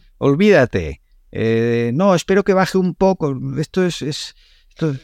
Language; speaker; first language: Spanish; non-native, local second language; Catalan